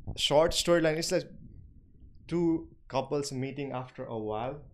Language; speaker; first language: English; non-native, local second language; Nepali